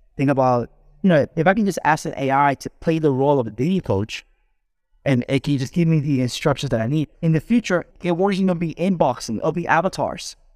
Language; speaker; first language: English; early bilingual, other home language; Spanish